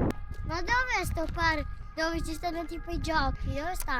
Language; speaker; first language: Italian; early bilingual, other home language; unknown